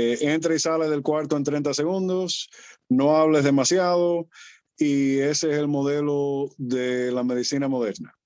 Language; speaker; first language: Spanish; early bilingual, heritage; Spanish